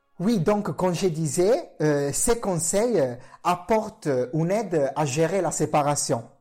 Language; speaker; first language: French; non-native, fluent; Italian